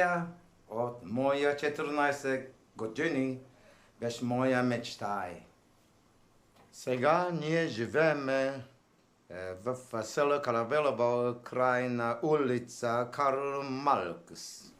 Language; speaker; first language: Bulgarian; non-native, learner; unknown